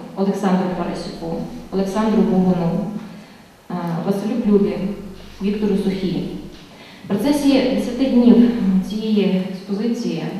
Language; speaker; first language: Ukrainian; native; Ukrainian